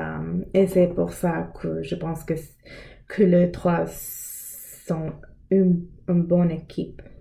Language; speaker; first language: French; non-native, learner; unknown